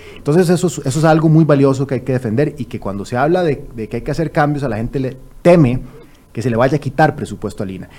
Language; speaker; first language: Spanish; native; Spanish